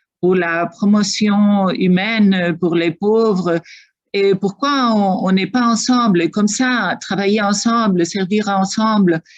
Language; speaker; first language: French; non-native, fluent; Spanish